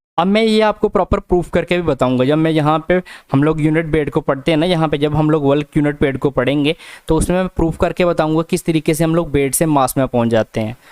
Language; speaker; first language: Hindi; non-native, local second language; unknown